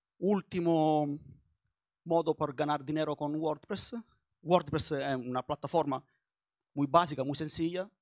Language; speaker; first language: Spanish; non-native, learner; Italian